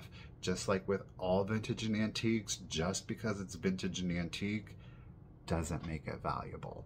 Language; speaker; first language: English; native; English